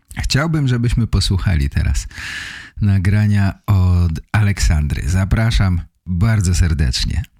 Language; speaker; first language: Polish; native; Polish